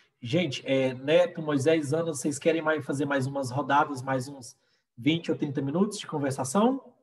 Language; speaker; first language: Portuguese; native; Portuguese